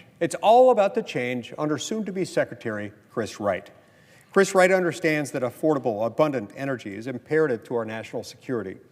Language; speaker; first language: English; native; English